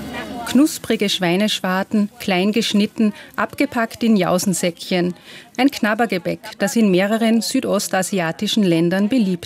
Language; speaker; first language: German; native; German